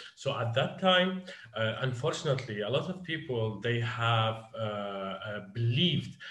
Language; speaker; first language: English; non-native, fluent; Arabic